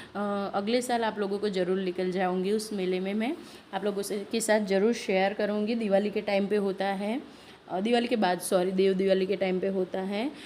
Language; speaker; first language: Hindi; non-native, local second language; Gujarati